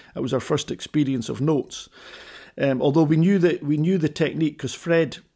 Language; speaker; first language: English; native; English